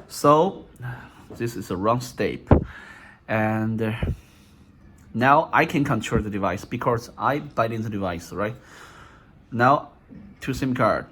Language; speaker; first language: English; non-native, learner; Chinese